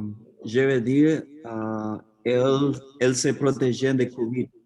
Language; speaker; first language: French; non-native, learner; Spanish